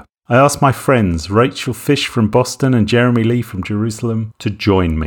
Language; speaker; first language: English; native; English